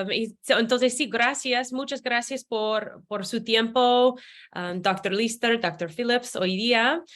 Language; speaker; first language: Spanish; non-native, fluent; English